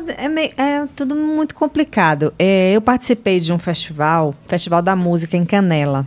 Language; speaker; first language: Portuguese; native; Portuguese